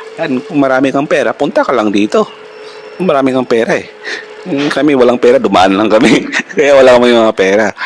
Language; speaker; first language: Filipino; non-native, local second language; Hiligaynon